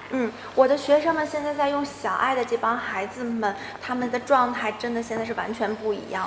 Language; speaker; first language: Chinese; native; Chinese